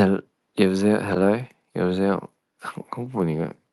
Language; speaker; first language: Korean; early bilingual, heritage; Korean